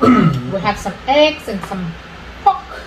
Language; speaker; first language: English; non-native, fluent; Vietnamese